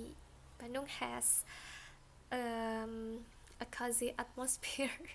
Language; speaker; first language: English; non-native, learner; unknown